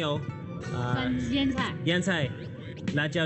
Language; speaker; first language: Chinese; non-native, fluent; English